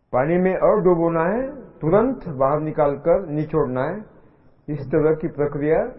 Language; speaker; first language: Hindi; non-native, local second language; Marathi